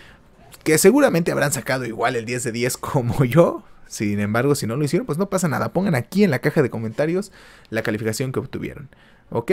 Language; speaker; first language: Spanish; native; Spanish